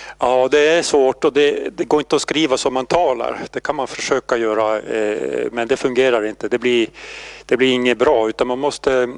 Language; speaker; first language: Swedish; native; Swedish